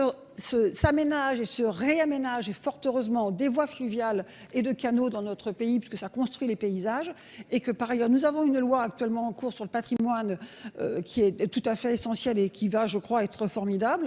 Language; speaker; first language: French; native; French